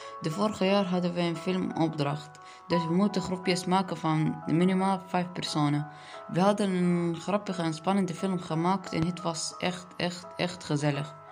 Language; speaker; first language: Dutch; non-native, learner; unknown